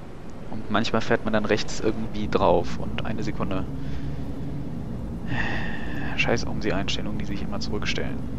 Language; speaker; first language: German; native; German